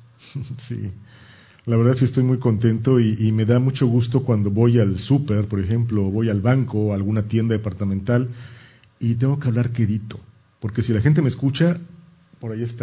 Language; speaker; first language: Spanish; native; Spanish